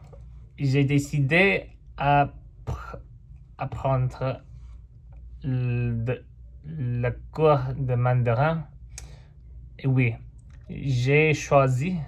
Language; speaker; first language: French; non-native, fluent; English